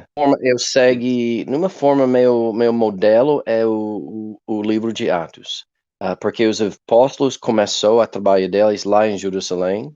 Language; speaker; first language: Portuguese; non-native, learner; English